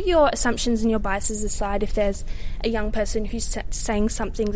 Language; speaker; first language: English; native; English